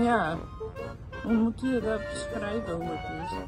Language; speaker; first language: Dutch; early bilingual, heritage; English